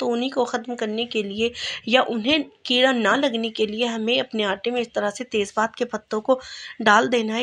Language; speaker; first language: Hindi; native; Hindi